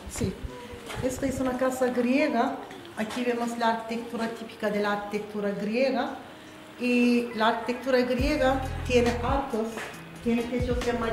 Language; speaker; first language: Spanish; non-native, fluent; Turkish